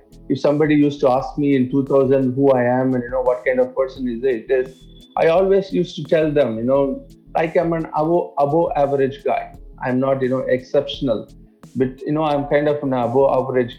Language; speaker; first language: English; non-native, local second language; Tamil